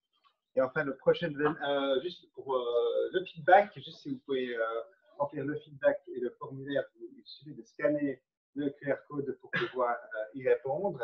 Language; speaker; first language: French; native; French